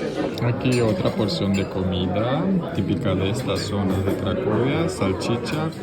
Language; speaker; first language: Spanish; non-native, fluent; German